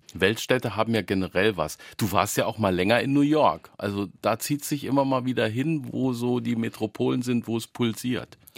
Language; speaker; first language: German; native; German